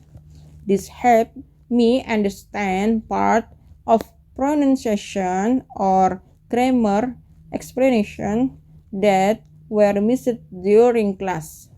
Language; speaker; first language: English; non-native, learner; Indonesian